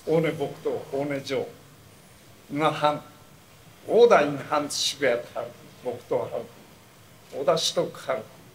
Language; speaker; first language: German; non-native, learner; Japanese